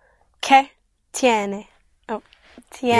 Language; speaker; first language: Spanish; non-native, learner; English